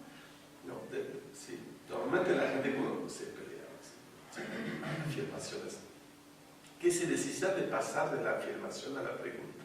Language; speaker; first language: Spanish; non-native, fluent; French